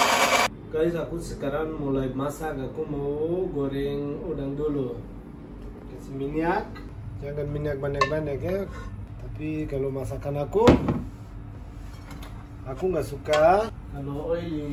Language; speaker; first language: Indonesian; non-native, learner; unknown